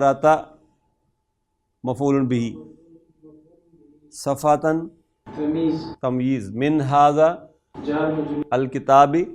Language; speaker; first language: Arabic; non-native, fluent; Urdu